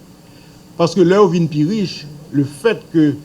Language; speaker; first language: French; non-native, local second language; Haitian Creole